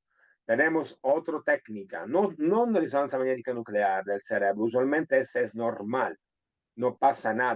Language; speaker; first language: Spanish; non-native, fluent; Italian